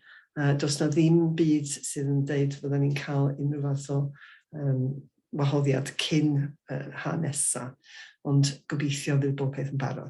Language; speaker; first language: Welsh; native; Welsh